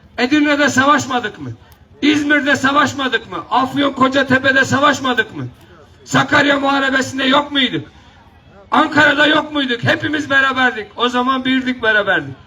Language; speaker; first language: Turkish; non-native, local second language; Kurdish